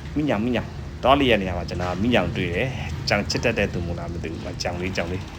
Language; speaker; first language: Burmese; non-native, local second language; Pa'o Karen